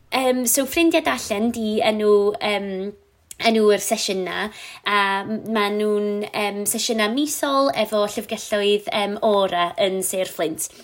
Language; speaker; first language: Welsh; non-native, local second language; English